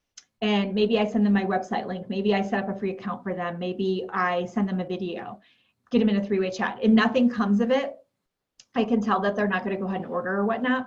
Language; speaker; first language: English; native; English